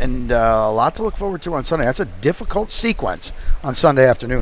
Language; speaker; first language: English; native; English